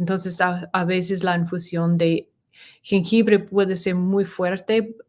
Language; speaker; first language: Spanish; non-native, learner; English